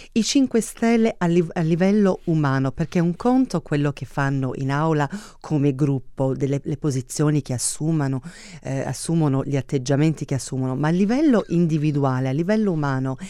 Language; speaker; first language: Italian; early bilingual, heritage; Italian